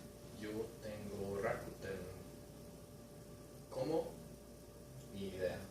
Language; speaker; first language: Spanish; early bilingual, heritage; Spanish